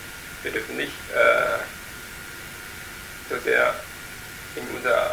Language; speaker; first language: German; non-native, learner; Vietnamese